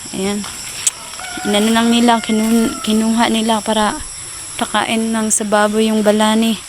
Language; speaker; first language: Filipino; non-native, local second language; Cebuano